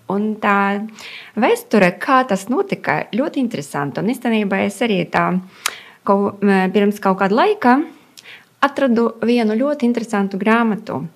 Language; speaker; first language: Latvian; non-native, local second language; Russian